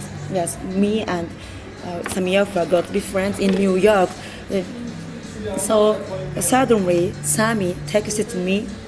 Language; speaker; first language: English; non-native, learner; Japanese